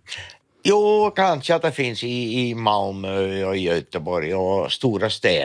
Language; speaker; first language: Swedish; non-native, learner; Dutch